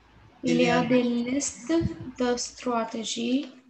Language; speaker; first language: French; non-native, learner; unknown